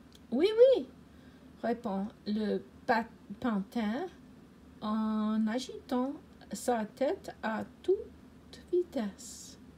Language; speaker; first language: French; non-native, learner; English